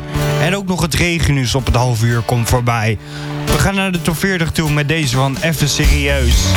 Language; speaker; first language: Dutch; native; Dutch